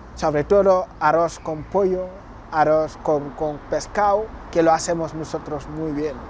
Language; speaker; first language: Spanish; non-native, fluent; Wolof